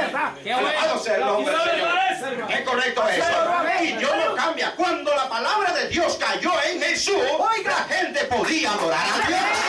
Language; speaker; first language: Spanish; native; Spanish